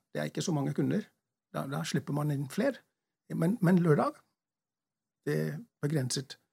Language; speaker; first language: Norwegian; non-native, fluent; English